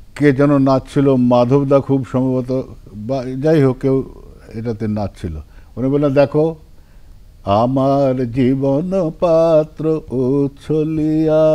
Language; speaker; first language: Bangla; non-native, local second language; Punjabi